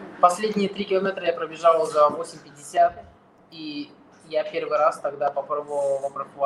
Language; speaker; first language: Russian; non-native, fluent; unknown